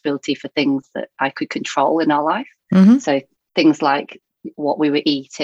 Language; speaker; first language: English; native; English